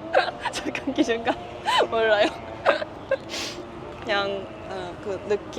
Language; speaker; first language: Korean; non-native, learner; Japanese